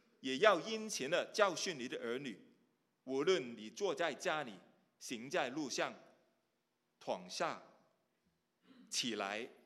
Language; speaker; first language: Chinese; non-native, local second language; Cantonese